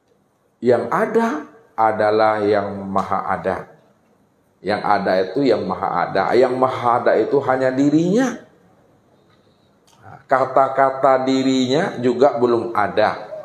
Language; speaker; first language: Indonesian; native; Indonesian